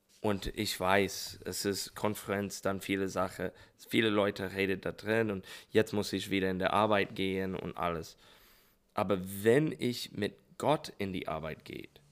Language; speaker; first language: German; non-native, learner; English